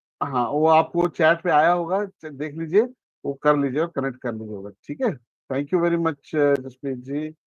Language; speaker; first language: Hindi; native; Hindi